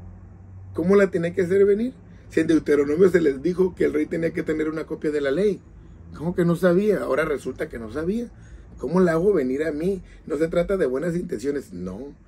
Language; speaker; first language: Spanish; native; Spanish